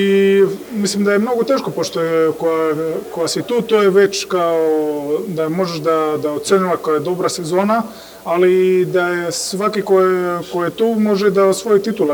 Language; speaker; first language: Macedonian; non-native, fluent; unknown